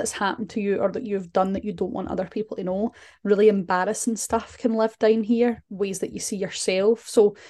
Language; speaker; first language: English; native; English